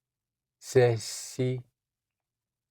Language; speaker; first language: French; non-native, learner; English